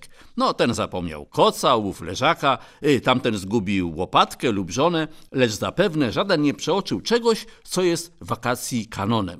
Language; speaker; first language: Polish; native; Polish